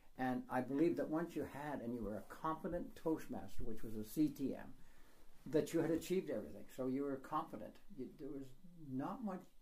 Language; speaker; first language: English; native; English